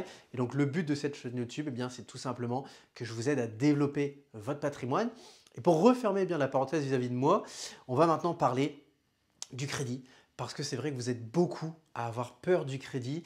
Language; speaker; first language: French; native; French